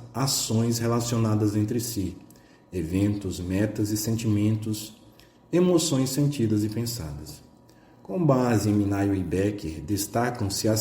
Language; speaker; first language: Portuguese; native; Portuguese